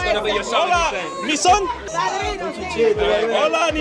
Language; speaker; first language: Spanish; non-native, learner; English